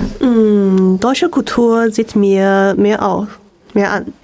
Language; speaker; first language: German; non-native, learner; Chinese